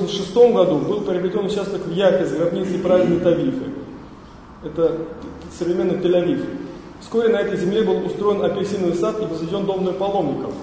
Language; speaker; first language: Russian; native; Russian